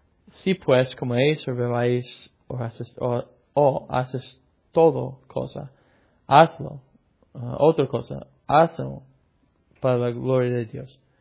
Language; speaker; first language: Spanish; non-native, fluent; English